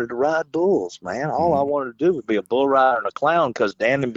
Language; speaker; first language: English; native; English